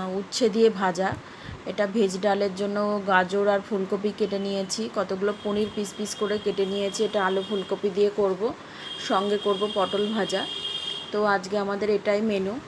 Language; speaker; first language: Bangla; native; Bangla